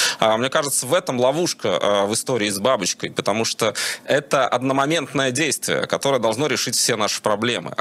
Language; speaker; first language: Russian; native; Russian